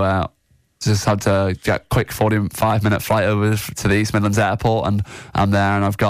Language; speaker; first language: English; native; English